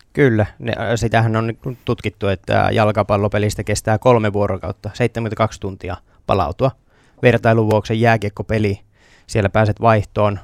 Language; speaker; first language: Finnish; native; Finnish